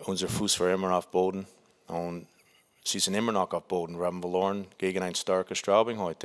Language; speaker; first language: German; non-native, fluent; English